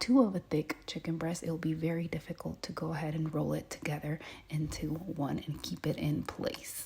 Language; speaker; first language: English; early bilingual, other home language; Spanish